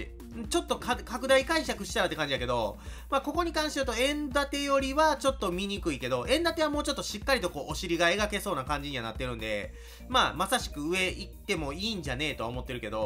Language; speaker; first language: Japanese; native; Japanese